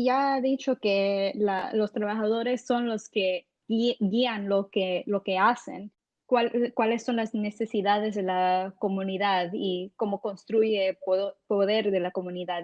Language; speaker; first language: Spanish; early bilingual, heritage; English